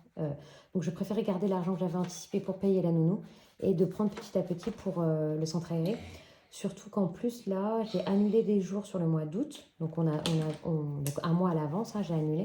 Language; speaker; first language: French; native; French